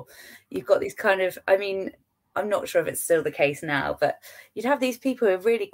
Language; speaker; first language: English; native; English